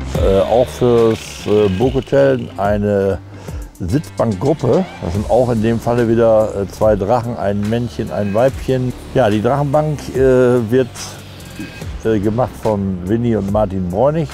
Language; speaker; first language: German; native; German